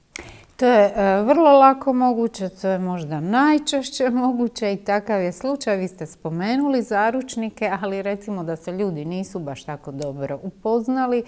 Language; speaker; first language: Croatian; native; Croatian